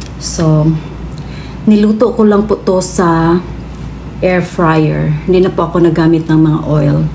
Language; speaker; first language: Filipino; non-native, local second language; Cebuano